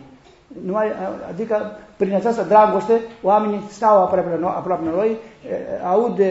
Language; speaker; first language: Romanian; non-native, learner; Greek